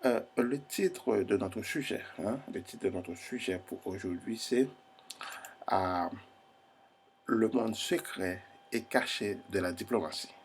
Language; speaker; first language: French; non-native, fluent; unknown